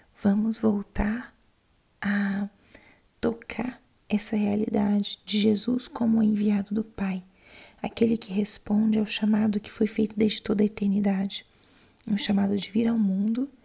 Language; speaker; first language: Portuguese; native; Portuguese